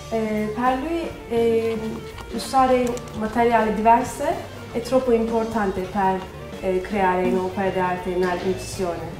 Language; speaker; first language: Italian; non-native, learner; Turkish